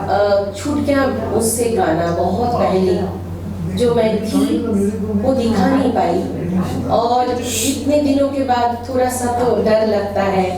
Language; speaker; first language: Hindi; non-native, local second language; Bangla